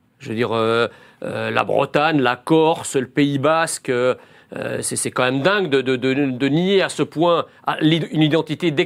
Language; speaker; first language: French; early bilingual, other home language; Arabic